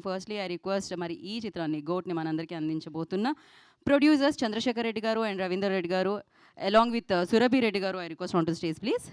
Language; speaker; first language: Telugu; native; Telugu